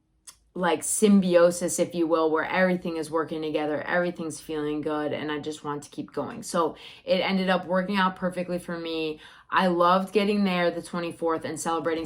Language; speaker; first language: English; native; English